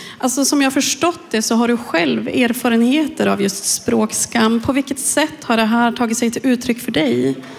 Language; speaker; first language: Swedish; native; Swedish